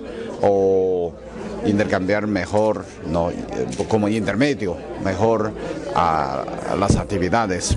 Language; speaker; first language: Spanish; non-native, fluent; Chinese